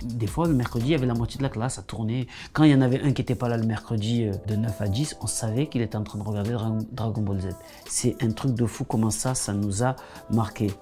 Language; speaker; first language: French; native; French